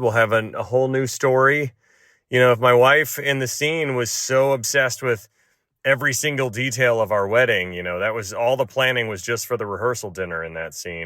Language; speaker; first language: English; native; English